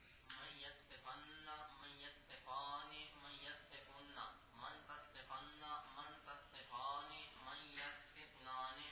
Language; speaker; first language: Arabic; non-native, learner; Punjabi